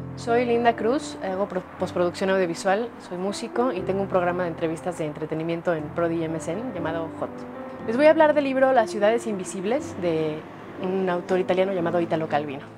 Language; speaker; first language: Spanish; native; Spanish